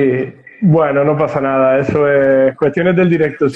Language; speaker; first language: Spanish; native; Spanish